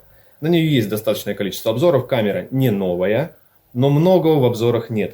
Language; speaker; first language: Russian; native; Russian